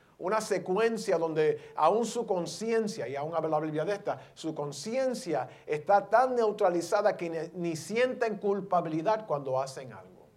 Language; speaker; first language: Spanish; early bilingual, heritage; Spanish